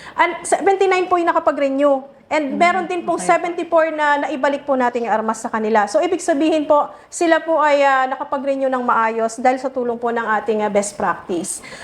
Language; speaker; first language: Filipino; native; Filipino